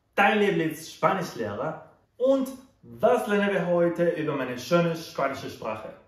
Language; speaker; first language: German; non-native, fluent; Spanish